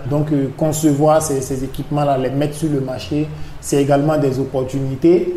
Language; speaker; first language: French; non-native, local second language; Mossi